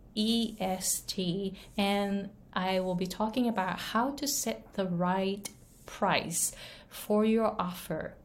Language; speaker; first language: English; non-native, fluent; Japanese